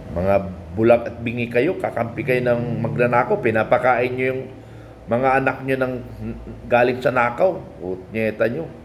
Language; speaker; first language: Filipino; native; Filipino